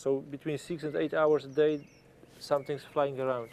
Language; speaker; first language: English; non-native, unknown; Polish